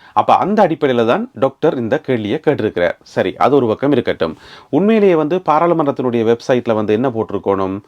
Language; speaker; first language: Tamil; native; Tamil